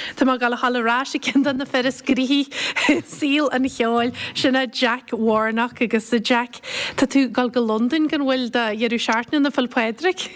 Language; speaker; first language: Irish; native; Irish